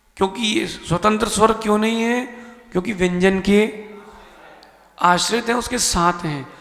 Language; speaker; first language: Hindi; native; Hindi